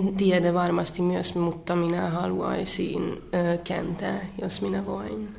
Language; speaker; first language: Finnish; non-native, learner; Hungarian